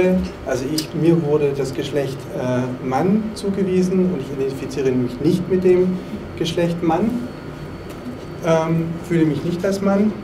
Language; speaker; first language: German; native; German